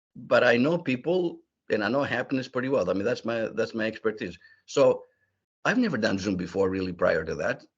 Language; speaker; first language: English; early bilingual, other home language; Greek